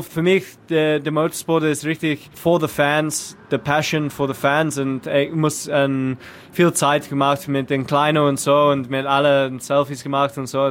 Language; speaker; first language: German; non-native, learner; English